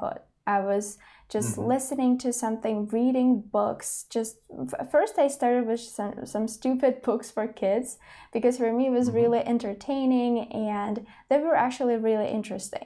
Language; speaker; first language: English; non-native, fluent; Russian